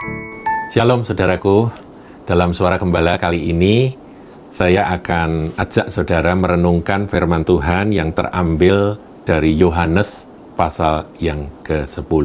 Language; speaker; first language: Indonesian; native; Indonesian